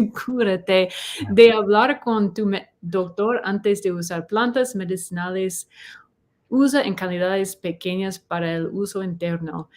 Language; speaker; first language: Spanish; non-native, learner; English